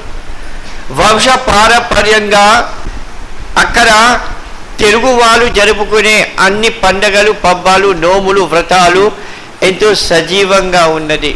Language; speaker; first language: Telugu; early bilingual, heritage; Telugu